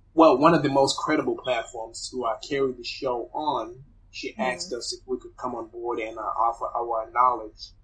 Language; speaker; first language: English; early bilingual, other home language; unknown